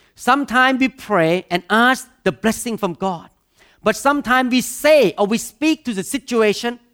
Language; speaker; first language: English; non-native, fluent; Thai